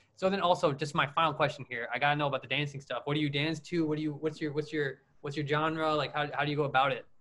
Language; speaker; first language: English; native; English